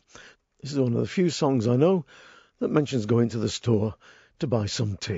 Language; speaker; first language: English; native; English